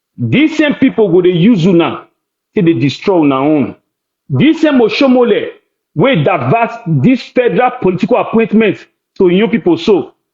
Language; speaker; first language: Nigerian Pidgin; non-native, local second language; Bini